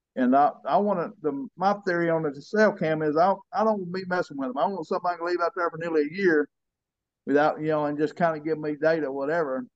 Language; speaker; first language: English; native; English